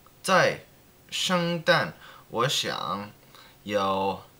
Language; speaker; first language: Chinese; non-native, learner; English